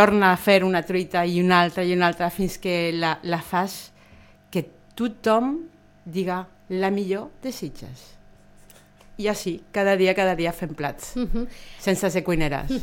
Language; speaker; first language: Catalan; non-native, fluent; Spanish